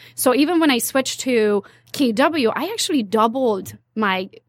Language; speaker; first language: English; non-native, fluent; Hungarian